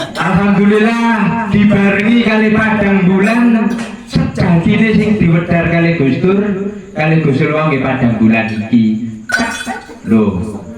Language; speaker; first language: Javanese; native; Javanese